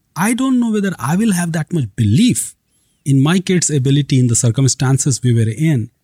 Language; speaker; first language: English; non-native, local second language; Hindi